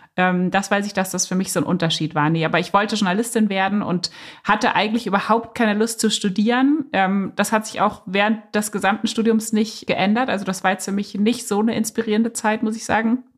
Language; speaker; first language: German; native; German